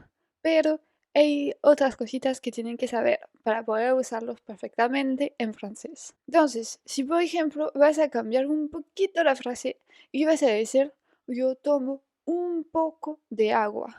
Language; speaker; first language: Spanish; non-native, fluent; French